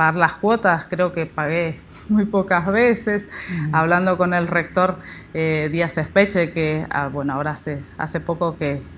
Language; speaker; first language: Spanish; native; Spanish